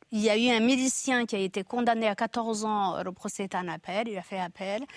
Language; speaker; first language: French; non-native, local second language; Kinyarwanda